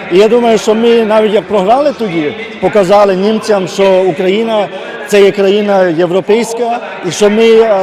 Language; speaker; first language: Ukrainian; early bilingual, heritage; Ukrainian